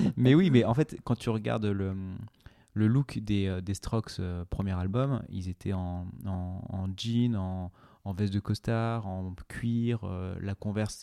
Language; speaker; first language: French; native; French